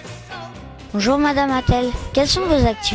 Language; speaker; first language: French; native; French